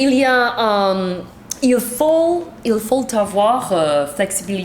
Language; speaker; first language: French; non-native, learner; Chinese